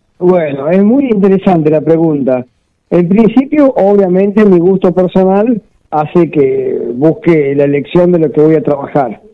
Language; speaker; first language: Spanish; native; Spanish